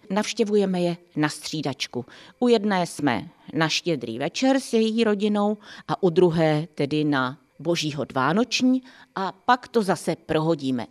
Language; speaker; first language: Czech; native; Czech